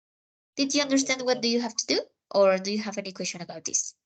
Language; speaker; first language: English; non-native, fluent; Spanish